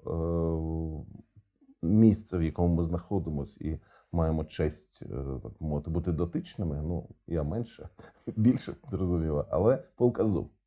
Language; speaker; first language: Ukrainian; non-native, local second language; Russian